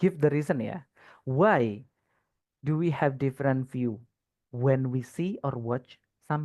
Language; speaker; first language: English; non-native, fluent; Indonesian